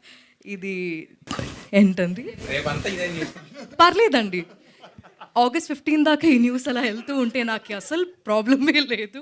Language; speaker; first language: Telugu; non-native, fluent; Malayalam